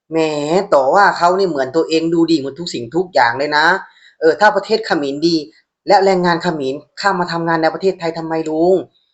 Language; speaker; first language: Thai; native; Thai